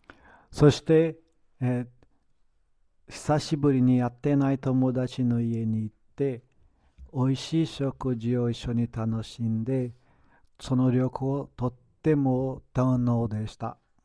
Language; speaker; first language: Japanese; non-native, fluent; Portuguese